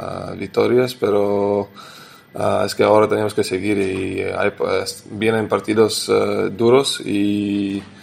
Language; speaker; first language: Spanish; non-native, learner; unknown